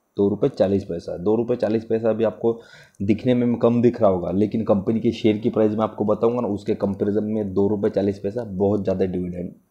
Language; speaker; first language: Hindi; non-native, local second language; Marathi